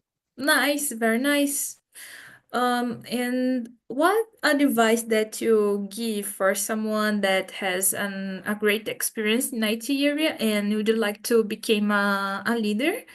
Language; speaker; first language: English; non-native, fluent; Portuguese